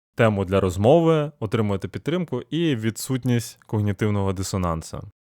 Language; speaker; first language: Ukrainian; non-native, local second language; Russian